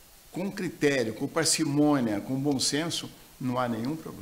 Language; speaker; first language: Portuguese; native; Portuguese